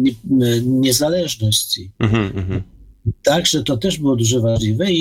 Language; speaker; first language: Polish; non-native, fluent; Ukrainian